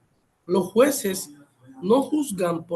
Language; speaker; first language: Spanish; native; Spanish